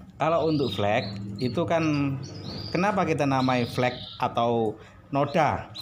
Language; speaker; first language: Indonesian; native; Indonesian